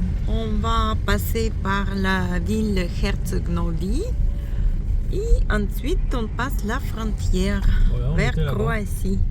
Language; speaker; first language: French; non-native, fluent; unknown